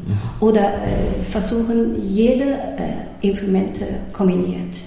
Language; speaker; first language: German; non-native, learner; Chinese